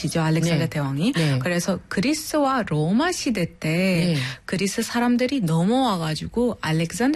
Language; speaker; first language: Korean; non-native, fluent; Arabic